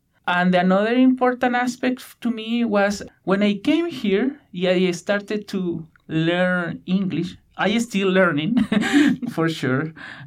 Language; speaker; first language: English; non-native, learner; Spanish